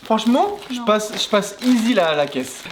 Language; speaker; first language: French; native; French